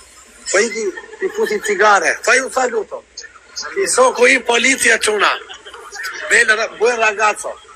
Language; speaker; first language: Italian; non-native, learner; Albanian